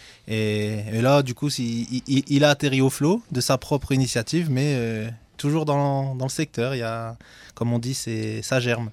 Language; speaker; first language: French; native; French